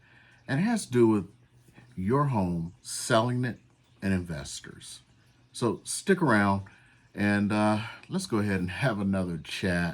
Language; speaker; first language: English; native; English